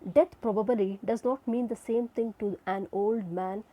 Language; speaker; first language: English; non-native, local second language; Kannada